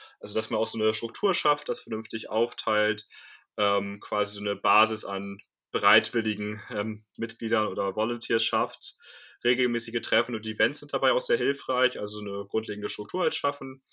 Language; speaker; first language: German; native; German